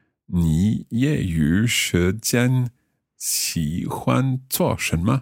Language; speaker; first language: Chinese; non-native, learner; English